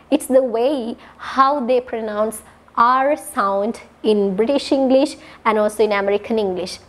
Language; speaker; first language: English; non-native, local second language; Sinhala